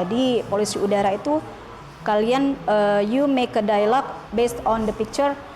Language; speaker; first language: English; non-native, learner; Indonesian